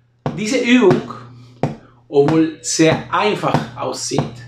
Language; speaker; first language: German; non-native, fluent; Spanish